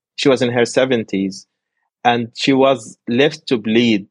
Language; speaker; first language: English; non-native, fluent; Arabic